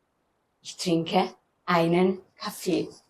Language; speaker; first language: German; non-native, fluent; French